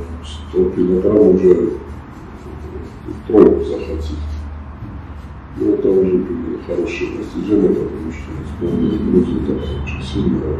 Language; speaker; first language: Russian; non-native, fluent; Georgian